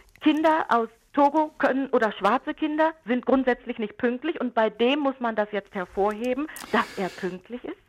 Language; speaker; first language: German; native; German